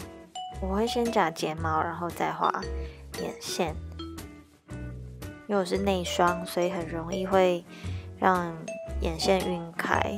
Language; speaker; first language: Chinese; native; Chinese